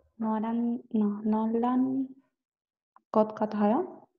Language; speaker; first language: Korean; non-native, learner; Spanish